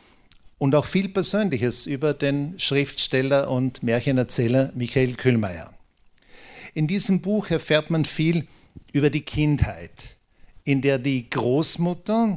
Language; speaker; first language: German; native; German